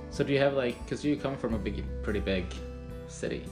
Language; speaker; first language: English; non-native, fluent; Norwegian